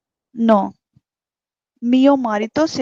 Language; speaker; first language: Italian; non-native, learner; Urdu